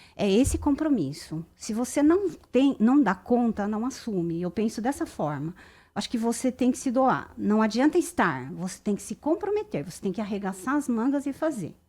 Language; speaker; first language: Portuguese; early bilingual, other home language; Japanese